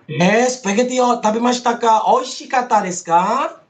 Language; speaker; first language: Japanese; non-native, fluent; Malay